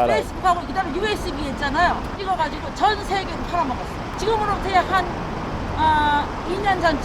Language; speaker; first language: Korean; native; Korean